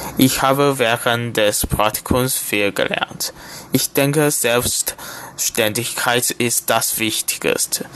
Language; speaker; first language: German; non-native, learner; Chinese